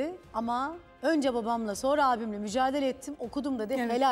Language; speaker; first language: Turkish; native; Turkish